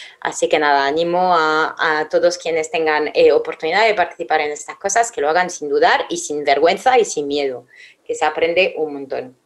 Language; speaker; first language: Spanish; non-native, fluent; French